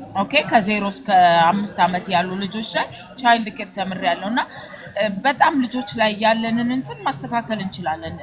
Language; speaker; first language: Amharic; native; Amharic